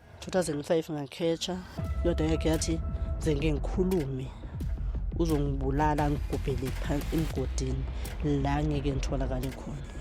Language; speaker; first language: Zulu; non-native, local second language; Xhosa